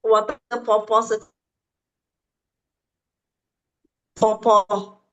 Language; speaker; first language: Chinese; non-native, learner; Indonesian